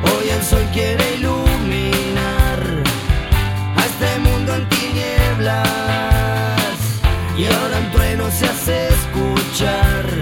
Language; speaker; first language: Spanish; native; Spanish